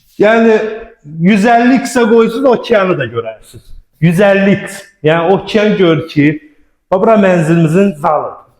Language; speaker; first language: Azerbaijani; native; Azerbaijani